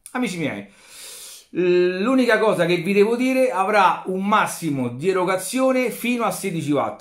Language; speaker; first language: Italian; native; Italian